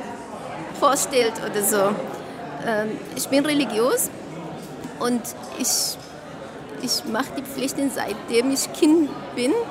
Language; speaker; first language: German; non-native, fluent; Arabic